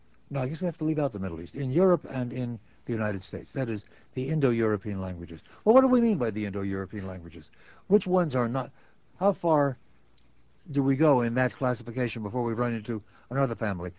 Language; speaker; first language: English; native; English